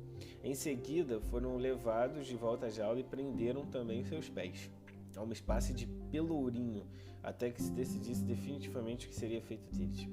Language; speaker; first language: Portuguese; native; Portuguese